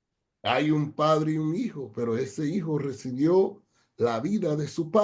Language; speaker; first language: Spanish; non-native, fluent; English